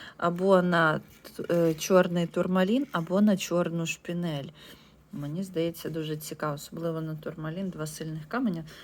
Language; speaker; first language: Ukrainian; non-native, local second language; Russian